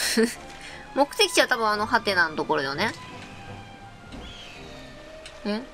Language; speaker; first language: Japanese; native; Japanese